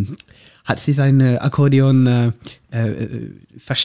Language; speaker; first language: German; non-native, learner; Norwegian